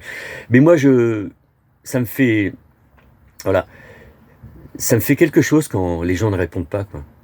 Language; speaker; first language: French; native; French